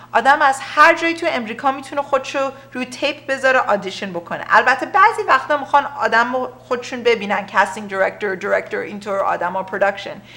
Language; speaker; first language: Persian; early bilingual, heritage; Persian